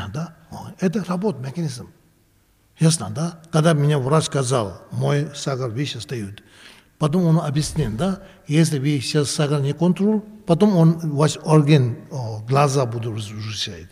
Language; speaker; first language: Russian; non-native, learner; Tibetan